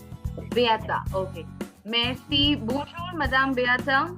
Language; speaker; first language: French; non-native, fluent; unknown